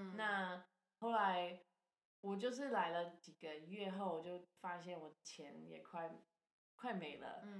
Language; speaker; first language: Chinese; non-native, fluent; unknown